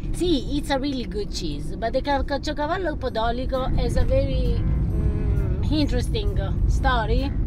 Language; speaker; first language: English; non-native, fluent; Italian